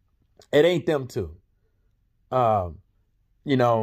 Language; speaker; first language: English; native; English